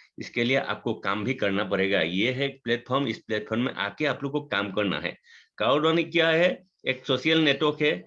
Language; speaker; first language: Hindi; non-native, local second language; Assamese